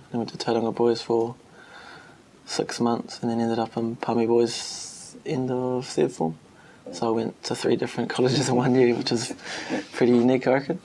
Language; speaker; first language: English; native; English